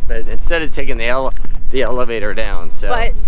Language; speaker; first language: English; native; English